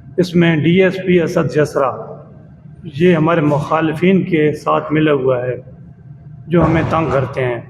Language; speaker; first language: Urdu; non-native, local second language; Saraiki